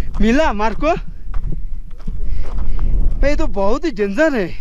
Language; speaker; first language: Hindi; non-native, learner; Bangla